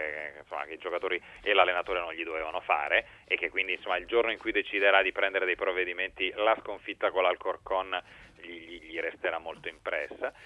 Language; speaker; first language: Italian; native; Italian